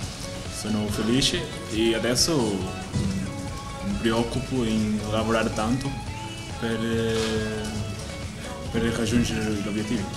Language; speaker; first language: Italian; non-native, fluent; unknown